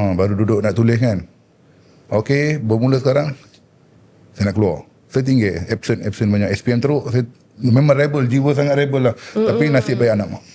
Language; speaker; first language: Malay; non-native, local second language; Tamil